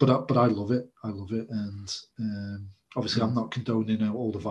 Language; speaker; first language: English; native; English